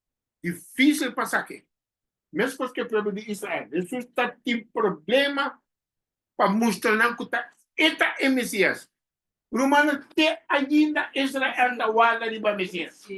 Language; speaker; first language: Portuguese; non-native, learner; Papiamento